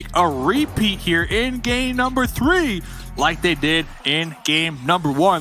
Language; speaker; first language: English; native; English